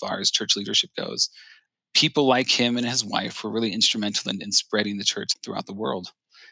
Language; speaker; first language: English; native; English